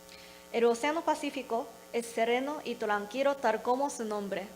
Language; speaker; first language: Spanish; non-native, learner; Japanese